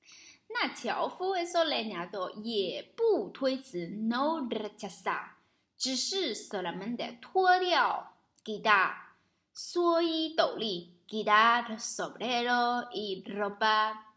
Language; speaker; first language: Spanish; non-native, learner; Chinese